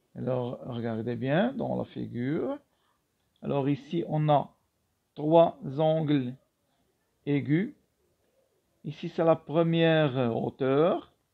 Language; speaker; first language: French; non-native, local second language; Arabic